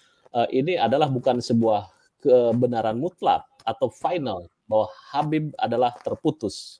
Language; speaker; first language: Indonesian; native; Indonesian